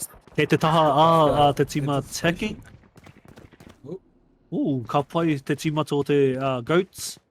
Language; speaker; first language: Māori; non-native, local second language; English